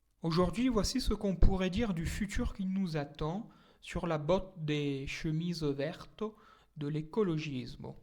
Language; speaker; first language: French; native; French